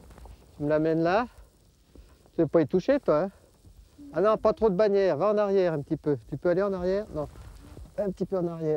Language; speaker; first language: French; native; French